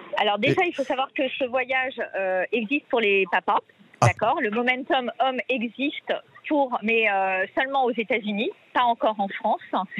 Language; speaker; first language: French; native; French